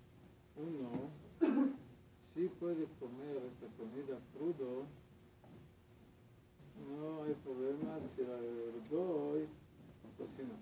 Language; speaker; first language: Spanish; non-native, learner; Hebrew